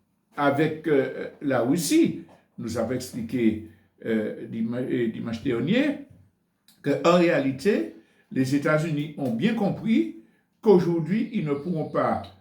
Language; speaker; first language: French; native; French